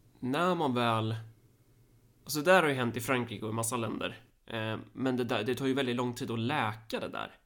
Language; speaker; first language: Swedish; native; Swedish